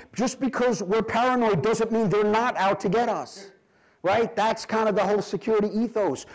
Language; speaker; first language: English; native; English